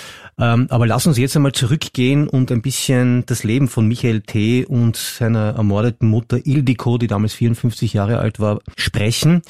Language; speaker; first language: German; native; German